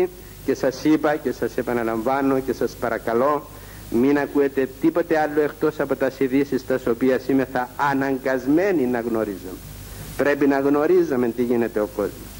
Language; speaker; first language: Greek; native; Greek